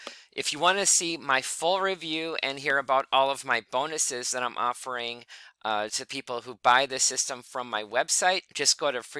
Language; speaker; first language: English; native; English